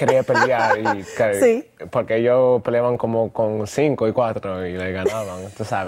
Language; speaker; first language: Spanish; early bilingual, other home language; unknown